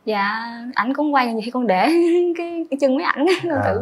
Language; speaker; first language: Vietnamese; native; Vietnamese